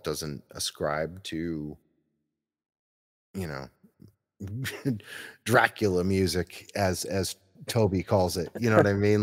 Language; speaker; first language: English; native; English